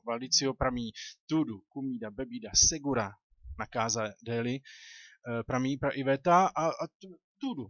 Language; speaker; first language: Portuguese; non-native, learner; Czech